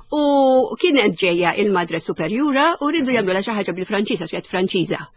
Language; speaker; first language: Maltese; early bilingual, other home language; Italian